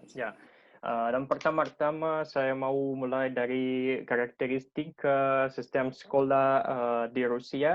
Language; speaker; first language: Indonesian; non-native, fluent; Russian